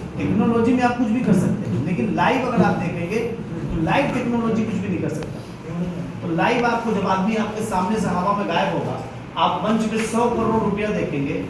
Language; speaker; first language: Hindi; native; Hindi